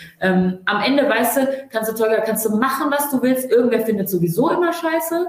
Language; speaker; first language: German; early bilingual, other home language; Turkish